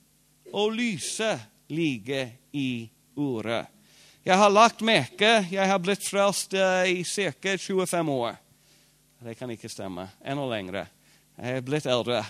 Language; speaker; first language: Swedish; non-native, fluent; English